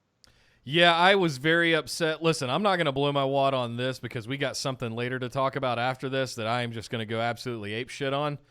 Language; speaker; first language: English; native; English